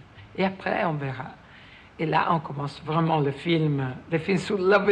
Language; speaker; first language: French; non-native, fluent; Italian